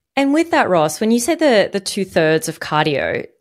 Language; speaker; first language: English; non-native, fluent; Arabic